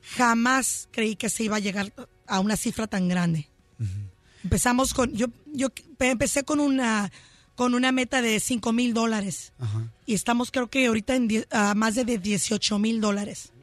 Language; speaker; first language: Spanish; early bilingual, heritage; Spanish